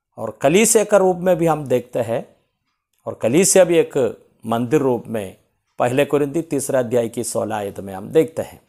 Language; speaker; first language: Hindi; non-native, local second language; Malayalam